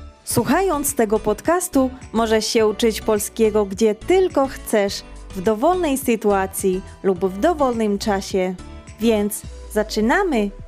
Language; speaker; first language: Polish; non-native, fluent; Georgian